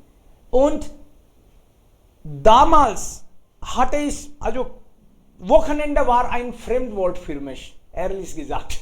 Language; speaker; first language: German; non-native, fluent; Hindi